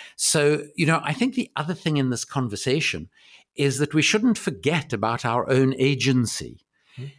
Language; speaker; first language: English; native; English